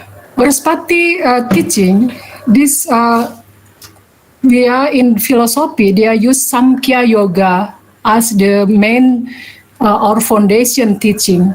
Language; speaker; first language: English; non-native, learner; Balinese